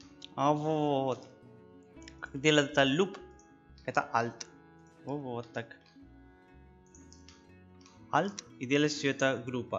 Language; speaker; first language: Russian; non-native, learner; Spanish